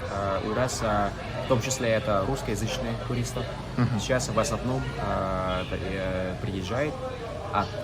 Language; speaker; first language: Russian; non-native, learner; Vietnamese